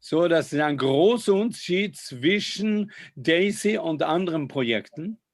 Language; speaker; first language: German; non-native, fluent; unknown